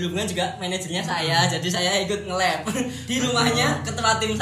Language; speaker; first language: Indonesian; native; Indonesian